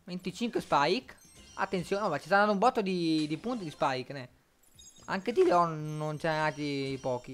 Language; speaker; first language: Italian; native; Italian